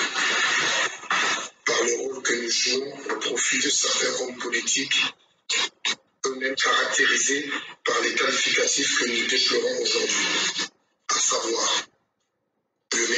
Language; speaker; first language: French; non-native, local second language; Lingala